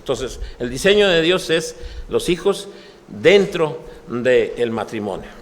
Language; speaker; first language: Spanish; native; Spanish